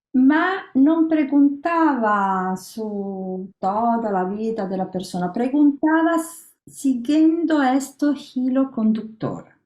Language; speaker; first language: Spanish; non-native, learner; Italian